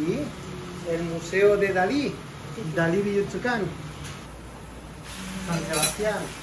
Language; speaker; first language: Spanish; non-native, learner; Japanese